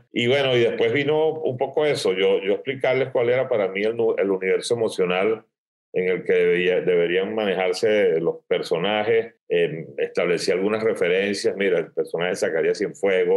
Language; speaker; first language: Spanish; native; Spanish